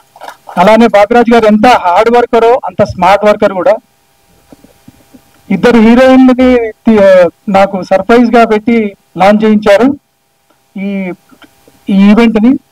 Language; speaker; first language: Telugu; native; Telugu